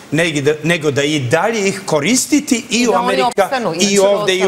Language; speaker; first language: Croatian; early bilingual, heritage; English